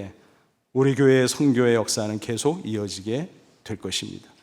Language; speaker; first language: Korean; native; Korean